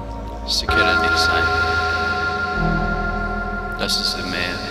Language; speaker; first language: German; non-native, learner; English